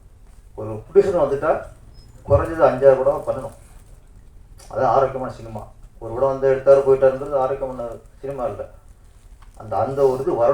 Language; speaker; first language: Tamil; native; Tamil